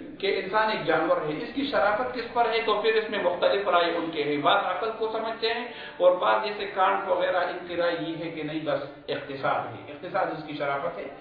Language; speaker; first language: Urdu; non-native, local second language; Pashto